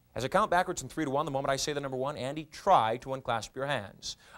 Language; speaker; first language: English; native; English